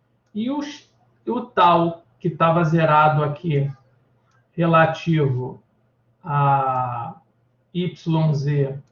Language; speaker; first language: Portuguese; native; Portuguese